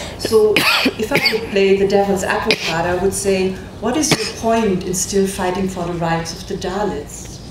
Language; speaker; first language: English; non-native, fluent; German